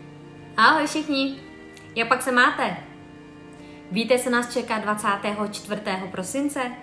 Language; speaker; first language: Czech; non-native, fluent; Vietnamese